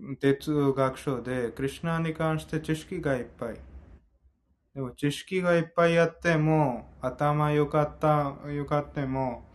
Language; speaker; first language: Japanese; non-native, fluent; Hindi